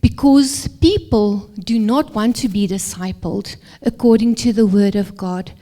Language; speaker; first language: English; non-native, local second language; Afrikaans